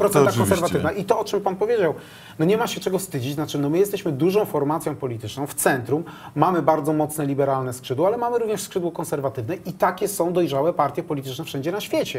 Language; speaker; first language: Polish; native; Polish